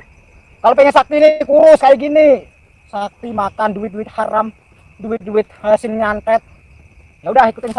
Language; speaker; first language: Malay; non-native, local second language; Javanese